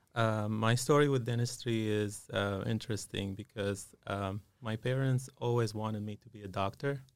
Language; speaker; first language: English; non-native, fluent; Arabic